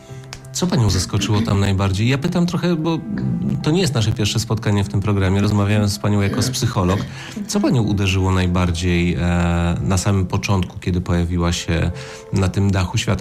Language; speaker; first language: Polish; native; Polish